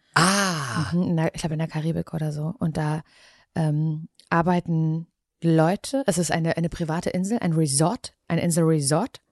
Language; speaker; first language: German; native; German